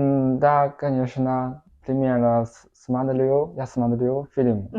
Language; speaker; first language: Russian; non-native, learner; Chinese